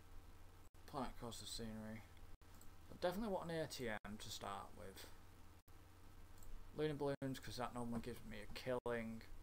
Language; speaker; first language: English; native; English